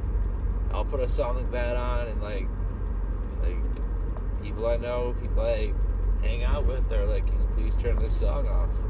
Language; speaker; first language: English; native; English